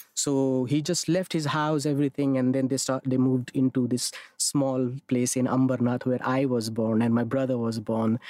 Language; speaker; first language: English; non-native, local second language; Marathi